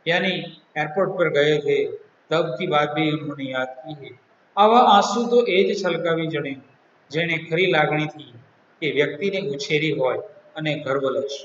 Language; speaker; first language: Hindi; non-native, local second language; Gujarati